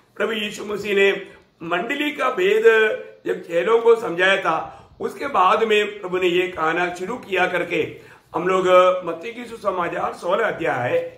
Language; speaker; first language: Hindi; non-native, local second language; Malayalam